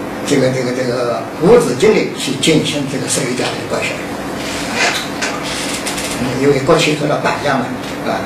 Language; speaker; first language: Chinese; native; Chinese